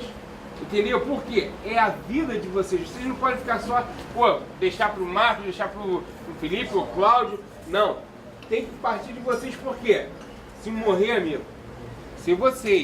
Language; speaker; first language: Portuguese; native; Portuguese